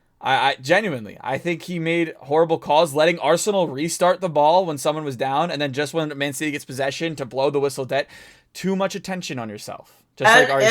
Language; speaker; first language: English; native; English